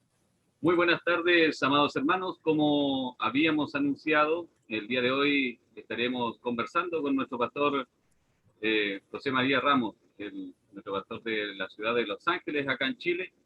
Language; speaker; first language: Spanish; native; Spanish